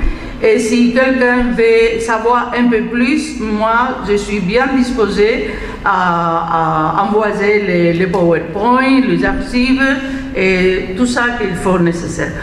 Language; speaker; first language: French; non-native, fluent; Spanish